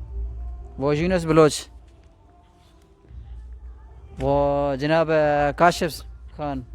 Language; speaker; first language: Hindi; non-native, local second language; Baluchi